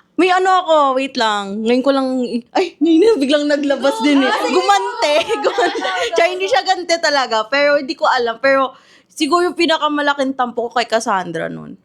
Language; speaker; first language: Filipino; non-native, local second language; English